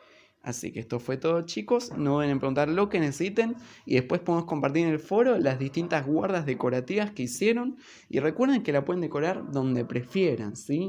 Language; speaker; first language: Spanish; native; Spanish